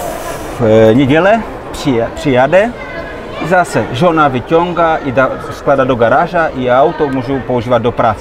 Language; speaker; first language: Polish; non-native, learner; Czech